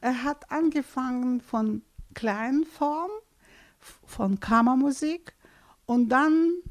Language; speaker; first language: German; non-native, fluent; Russian